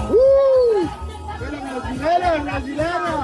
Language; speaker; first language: Portuguese; non-native, learner; French